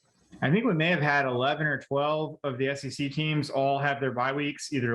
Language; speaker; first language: English; native; English